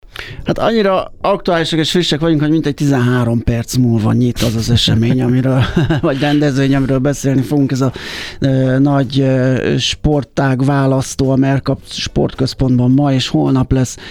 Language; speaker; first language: Hungarian; native; Hungarian